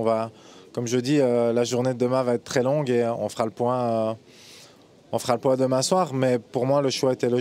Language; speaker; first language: French; native; French